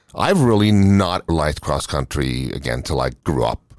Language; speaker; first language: English; non-native, fluent; Norwegian